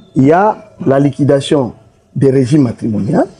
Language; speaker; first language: French; non-native, local second language; Swahili